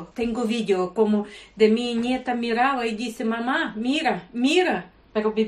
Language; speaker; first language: Spanish; non-native, learner; Ukrainian